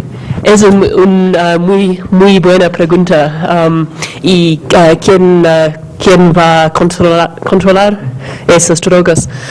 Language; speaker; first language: Spanish; non-native, learner; English